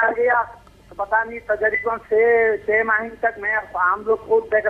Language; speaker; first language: Hindi; non-native, learner; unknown